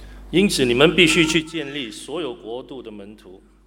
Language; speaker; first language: Chinese; native; Chinese